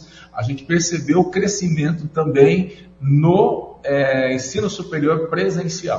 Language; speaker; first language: Portuguese; native; Portuguese